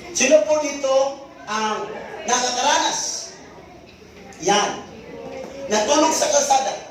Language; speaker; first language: Filipino; non-native, local second language; Cebuano